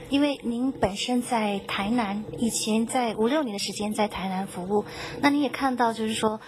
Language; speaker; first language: Chinese; native; Chinese